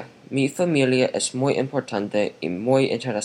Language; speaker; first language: Spanish; non-native, learner; English